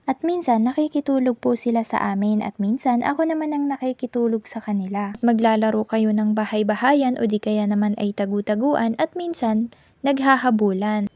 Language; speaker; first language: Filipino; non-native, local second language; Maranao